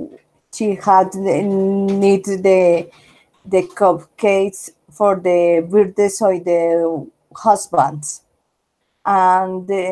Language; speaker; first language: English; non-native, learner; Spanish